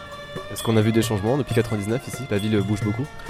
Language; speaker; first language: French; native; French